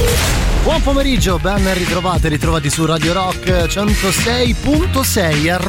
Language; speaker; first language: Italian; native; Italian